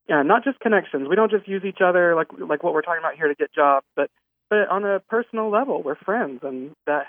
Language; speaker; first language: English; native; English